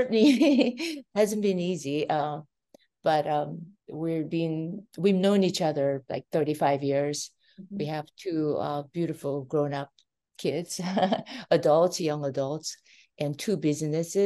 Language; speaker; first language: English; non-native, fluent; Korean